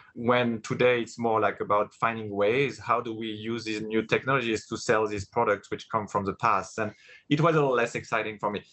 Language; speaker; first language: English; non-native, fluent; French